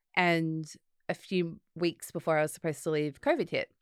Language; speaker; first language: English; native; English